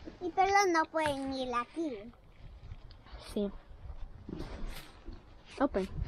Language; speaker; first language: Spanish; early bilingual, heritage; Spanish